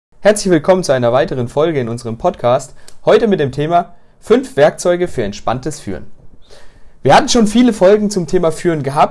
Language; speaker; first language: German; native; German